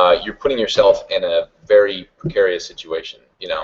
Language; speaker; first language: English; native; English